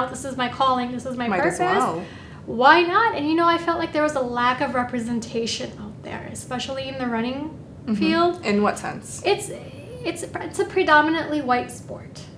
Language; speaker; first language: English; native; English